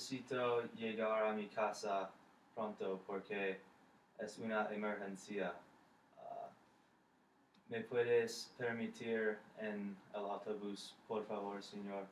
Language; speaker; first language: Spanish; non-native, learner; English